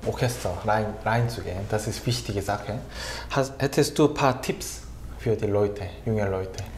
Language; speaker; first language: German; non-native, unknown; Korean